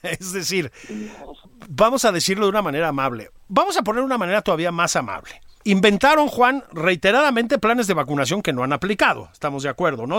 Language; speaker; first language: Spanish; native; Spanish